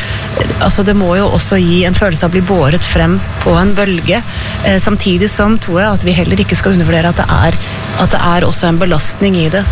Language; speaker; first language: Norwegian; native; Norwegian